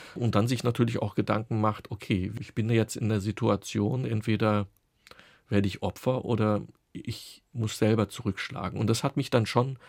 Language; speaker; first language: German; native; German